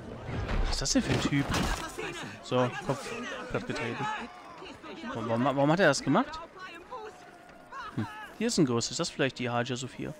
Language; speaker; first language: German; native; German